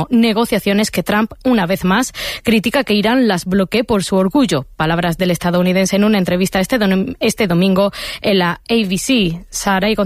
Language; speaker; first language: Spanish; native; Spanish